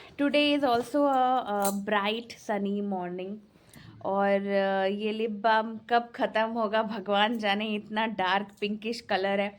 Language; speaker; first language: Hindi; non-native, local second language; Bangla